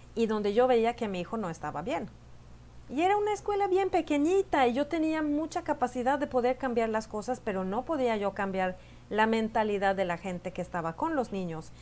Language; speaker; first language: Spanish; non-native, fluent; Swedish